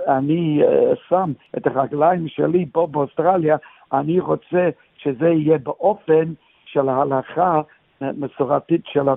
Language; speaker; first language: Hebrew; non-native, fluent; English